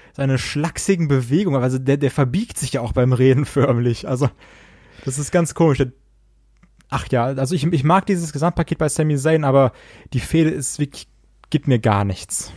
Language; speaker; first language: German; native; German